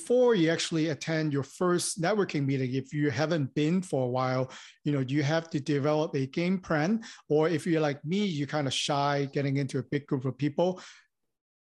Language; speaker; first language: English; non-native, local second language; Cantonese